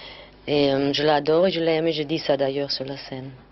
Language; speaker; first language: French; non-native, fluent; German